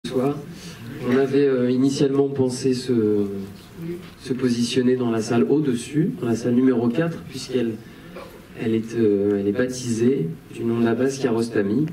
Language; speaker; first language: French; native; French